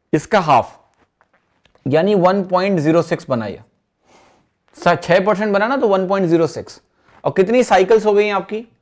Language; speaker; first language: Hindi; native; Hindi